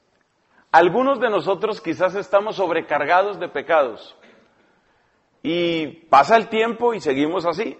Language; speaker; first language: Spanish; native; Spanish